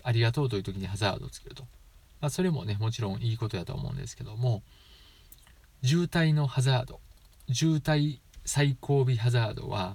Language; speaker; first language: Japanese; native; Japanese